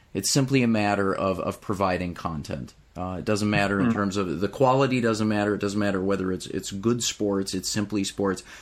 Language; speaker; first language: English; native; English